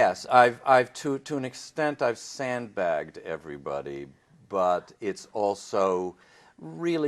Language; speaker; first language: English; native; English